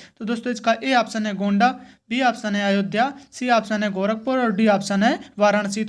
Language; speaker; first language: Hindi; native; Hindi